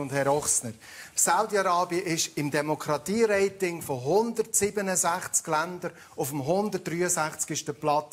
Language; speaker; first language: German; native; German